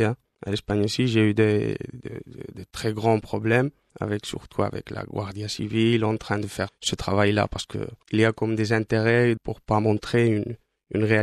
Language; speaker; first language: French; non-native, fluent; Spanish